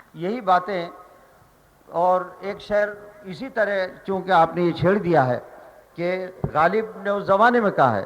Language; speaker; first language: Hindi; non-native, local second language; Marathi